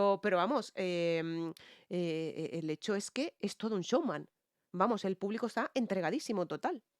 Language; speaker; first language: Spanish; native; Spanish